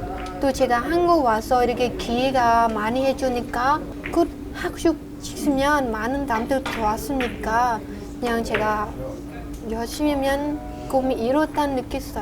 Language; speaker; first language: Korean; non-native, learner; Khmer